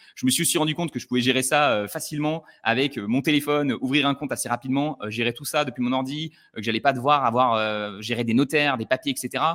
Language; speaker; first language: French; native; French